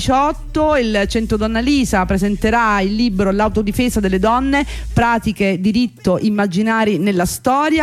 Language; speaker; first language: Italian; native; Italian